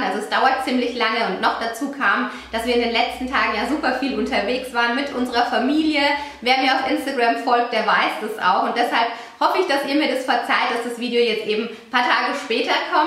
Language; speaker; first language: German; native; German